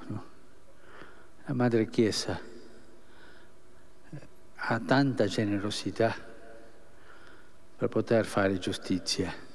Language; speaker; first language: Italian; non-native, local second language; Spanish